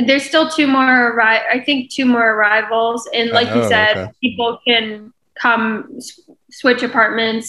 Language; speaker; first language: English; native; English